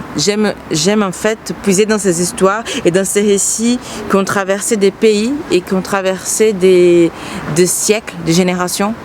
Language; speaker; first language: French; non-native, fluent; Portuguese